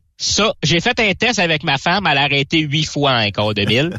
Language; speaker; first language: French; native; French